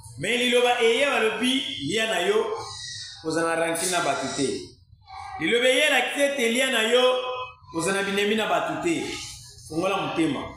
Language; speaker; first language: Lingala; non-native, local second language; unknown